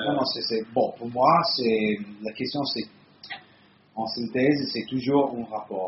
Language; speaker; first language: French; non-native, learner; Italian